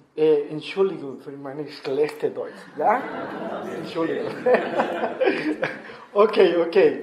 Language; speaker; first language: German; non-native, learner; Spanish